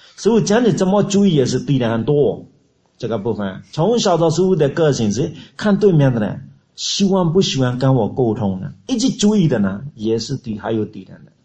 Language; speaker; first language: Chinese; non-native, learner; Burmese